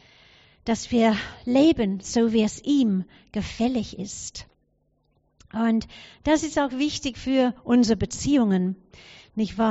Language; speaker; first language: German; non-native, fluent; English